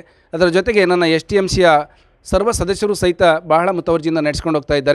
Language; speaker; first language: Kannada; native; Kannada